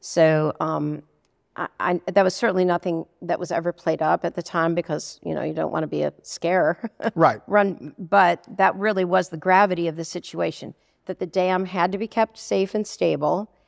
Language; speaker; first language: English; native; English